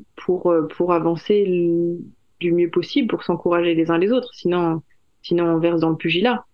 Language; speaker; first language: French; native; French